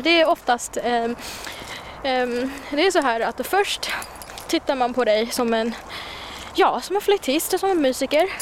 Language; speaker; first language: Swedish; non-native, fluent; Chinese